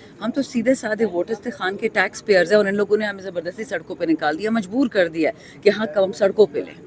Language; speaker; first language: Urdu; non-native, local second language; Pashto